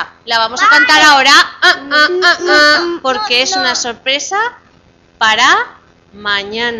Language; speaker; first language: Spanish; native; Spanish